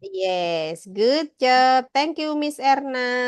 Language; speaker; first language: English; non-native, learner; Indonesian